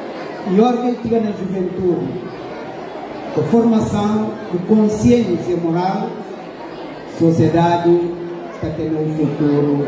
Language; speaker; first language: Portuguese; non-native, local second language; Upper Guinea Crioulo